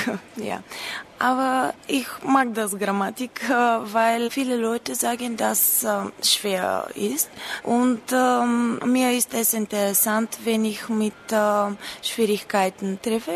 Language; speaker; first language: German; non-native, learner; Bulgarian